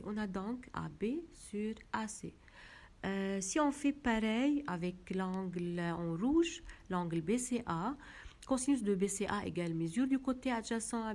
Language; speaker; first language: French; non-native, local second language; Arabic